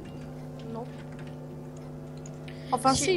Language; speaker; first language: French; native; French